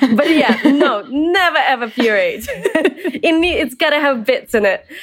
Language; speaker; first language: English; early bilingual, other home language; Ukrainian